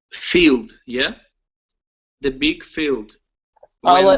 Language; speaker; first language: English; non-native, learner; Ukrainian